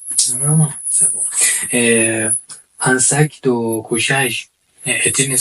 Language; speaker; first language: French; non-native, learner; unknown